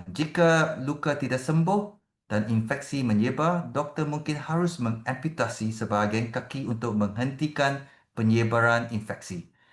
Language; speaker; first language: Malay; non-native, local second language; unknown